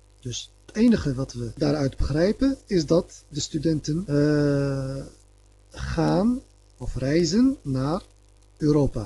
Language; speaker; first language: Dutch; non-native, fluent; Arabic